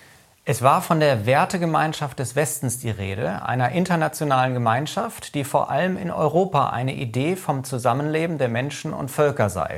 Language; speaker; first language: German; native; German